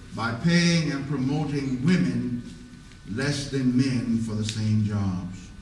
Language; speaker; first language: English; native; English